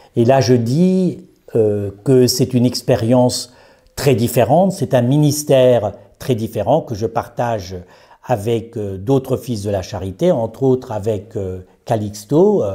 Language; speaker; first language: French; native; French